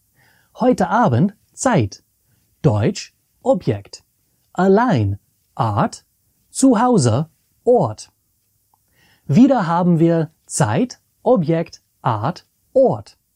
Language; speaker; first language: German; non-native, fluent; English